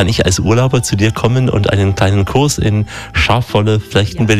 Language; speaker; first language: German; native; German